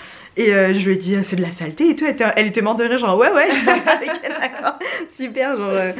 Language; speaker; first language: French; native; French